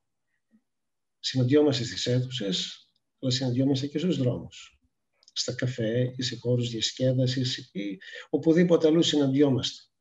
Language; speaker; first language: Greek; native; Greek